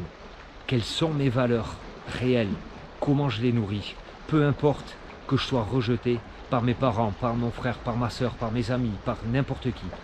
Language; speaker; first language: French; native; French